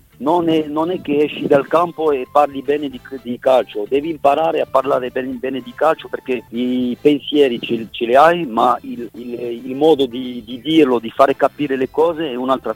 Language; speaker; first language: Italian; non-native, fluent; French